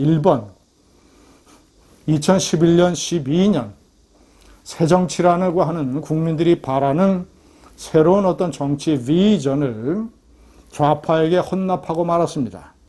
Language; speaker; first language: Korean; native; Korean